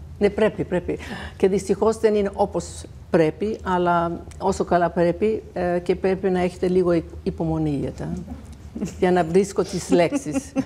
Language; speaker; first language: Greek; non-native, fluent; Danish